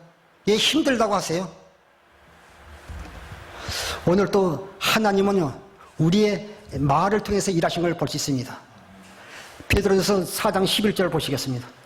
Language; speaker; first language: Korean; native; Korean